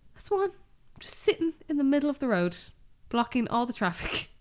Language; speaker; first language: English; native; English